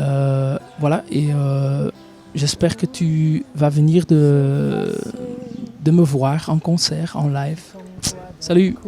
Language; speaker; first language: French; non-native, local second language; Dutch